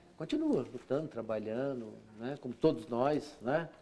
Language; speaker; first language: Portuguese; native; Portuguese